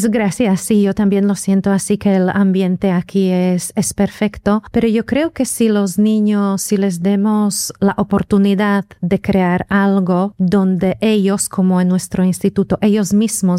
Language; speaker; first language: Spanish; non-native, fluent; Slovak